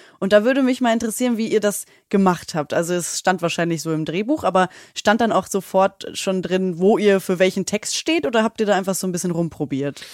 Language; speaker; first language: German; native; German